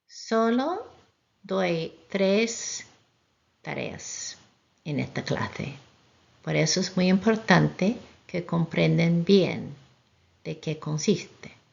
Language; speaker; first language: Spanish; non-native, fluent; English